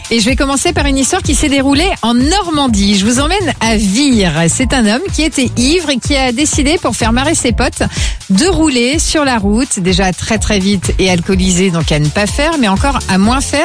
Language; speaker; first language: French; native; French